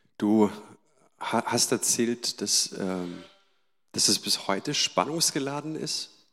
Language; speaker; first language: German; native; German